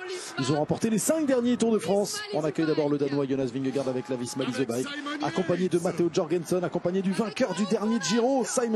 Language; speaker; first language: French; native; French